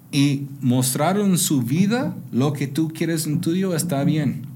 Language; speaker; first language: Spanish; non-native, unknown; English